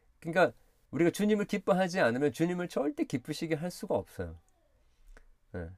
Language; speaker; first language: Korean; early bilingual, heritage; Korean